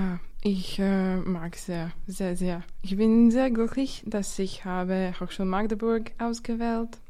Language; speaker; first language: German; non-native, learner; Latvian